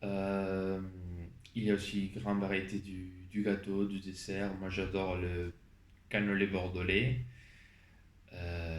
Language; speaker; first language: French; non-native, learner; Spanish